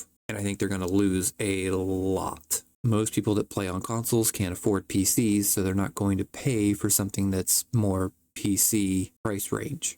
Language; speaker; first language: English; native; English